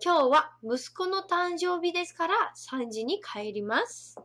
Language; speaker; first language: Japanese; non-native, fluent; Portuguese